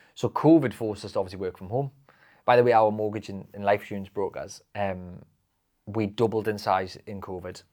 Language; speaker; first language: English; native; English